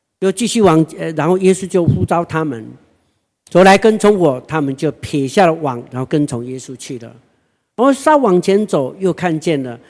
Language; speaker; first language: Chinese; non-native, local second language; Hakka Chinese